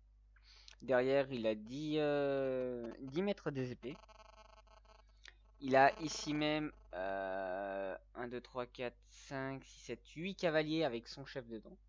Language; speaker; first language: French; native; French